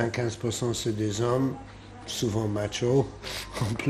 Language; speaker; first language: French; non-native, fluent; English